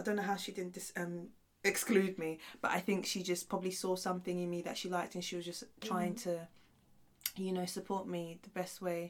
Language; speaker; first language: English; early bilingual, other home language; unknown